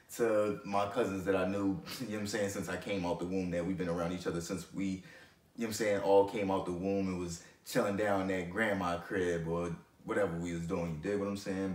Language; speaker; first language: English; native; English